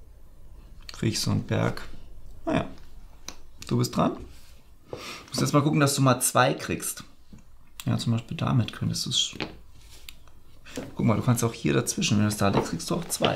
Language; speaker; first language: German; native; German